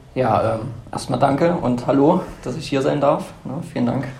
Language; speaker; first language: German; native; German